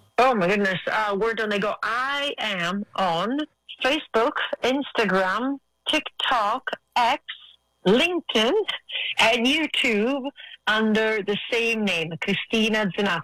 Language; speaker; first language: English; non-native, fluent; Italian